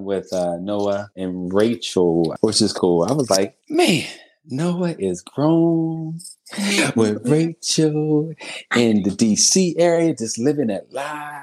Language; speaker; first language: English; native; English